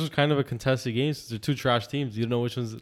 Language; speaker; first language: English; native; English